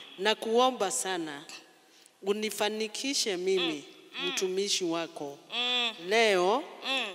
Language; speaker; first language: Swahili; non-native, local second language; Kikuyu